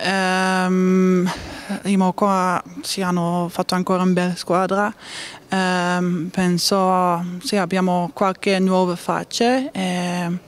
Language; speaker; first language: Italian; non-native, learner; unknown